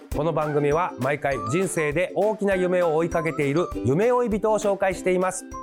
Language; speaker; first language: Japanese; native; Japanese